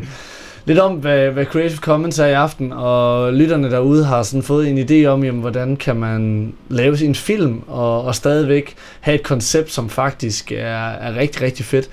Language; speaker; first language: Danish; native; Danish